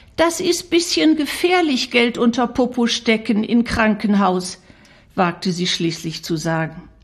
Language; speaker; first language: German; native; German